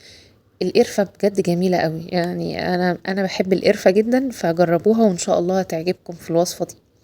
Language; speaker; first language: Arabic; native; Arabic